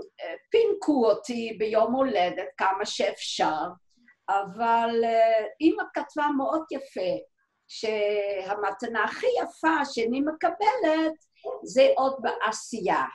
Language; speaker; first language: Hebrew; non-native, fluent; Dutch